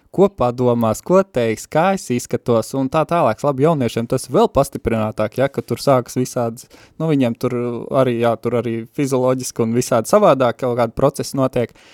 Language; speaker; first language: Latvian; native; Latvian